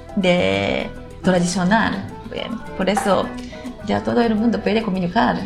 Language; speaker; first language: Spanish; non-native, learner; Japanese